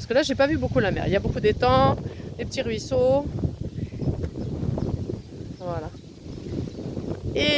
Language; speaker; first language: French; native; French